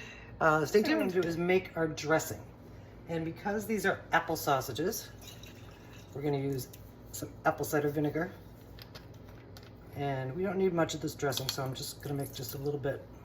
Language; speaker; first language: English; native; English